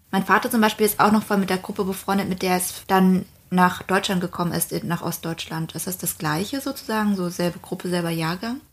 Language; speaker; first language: German; early bilingual, other home language; Vietnamese